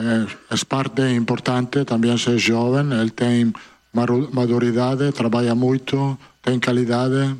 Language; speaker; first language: Portuguese; non-native, fluent; Italian